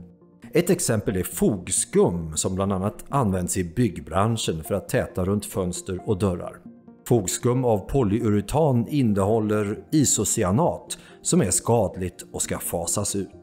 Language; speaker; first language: Swedish; native; Swedish